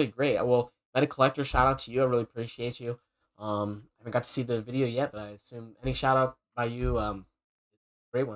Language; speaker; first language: English; native; English